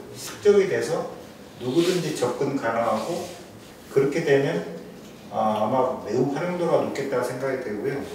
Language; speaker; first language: Korean; native; Korean